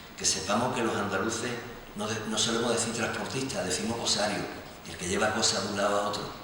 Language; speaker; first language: Spanish; native; Spanish